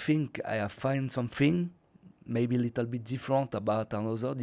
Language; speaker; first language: English; non-native, learner; French